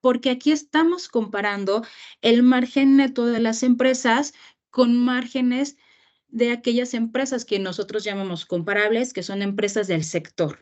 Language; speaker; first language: Spanish; native; Spanish